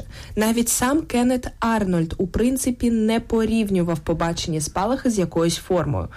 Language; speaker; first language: Ukrainian; native; Ukrainian